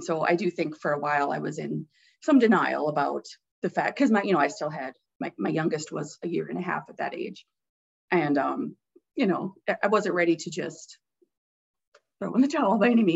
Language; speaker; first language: English; native; English